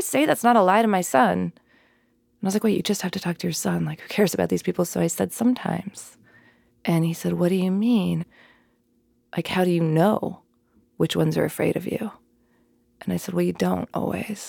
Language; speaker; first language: English; native; English